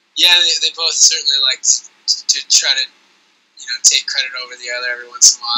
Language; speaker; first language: English; native; English